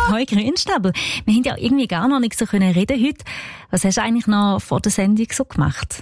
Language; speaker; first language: German; native; German